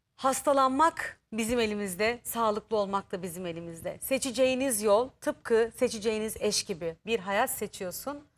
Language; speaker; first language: Turkish; native; Turkish